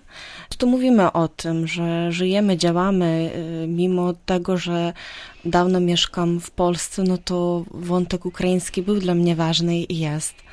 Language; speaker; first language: Polish; non-native, fluent; Ukrainian